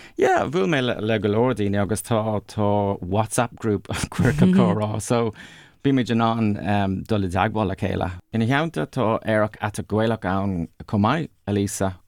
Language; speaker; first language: Irish; non-native, local second language; English